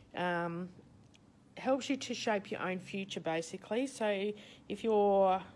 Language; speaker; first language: English; native; English